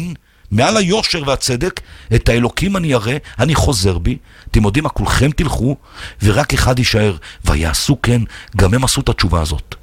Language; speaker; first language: Hebrew; native; Hebrew